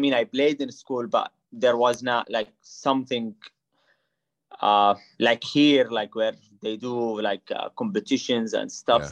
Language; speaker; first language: English; non-native, fluent; Arabic